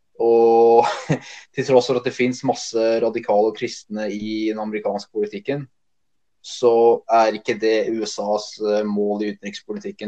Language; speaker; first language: Norwegian; early bilingual, other home language; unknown